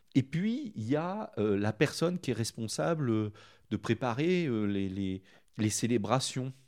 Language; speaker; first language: French; native; French